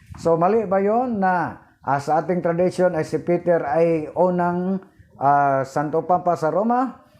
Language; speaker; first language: Filipino; non-native, local second language; Cebuano